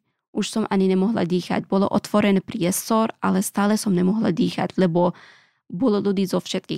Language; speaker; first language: Slovak; non-native, learner; Pashto